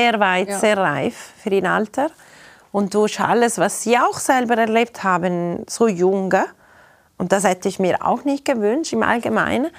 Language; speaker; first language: German; non-native, local second language; Italian